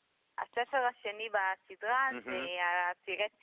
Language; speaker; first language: Hebrew; early bilingual, other home language; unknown